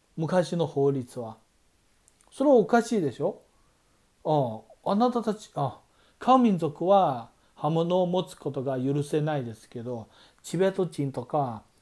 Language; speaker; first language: Japanese; non-native, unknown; Chinese